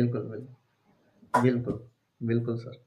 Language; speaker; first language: Hindi; native; Hindi